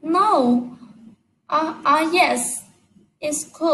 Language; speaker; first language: English; non-native, learner; Vietnamese